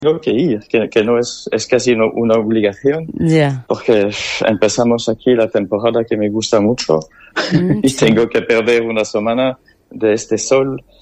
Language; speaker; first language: Spanish; non-native, fluent; French